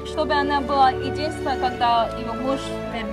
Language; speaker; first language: Russian; non-native, learner; Korean